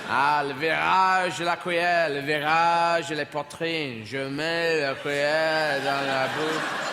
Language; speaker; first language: French; non-native, fluent; English